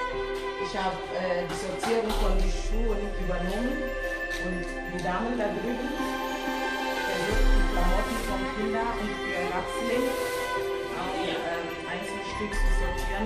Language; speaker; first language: German; non-native, fluent; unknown